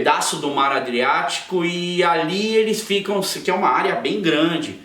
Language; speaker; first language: Portuguese; native; Portuguese